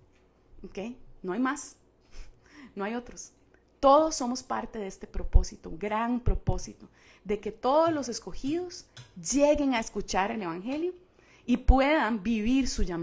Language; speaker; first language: Spanish; native; Spanish